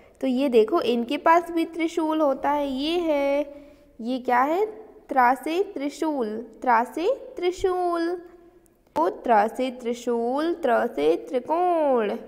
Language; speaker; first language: Hindi; native; Hindi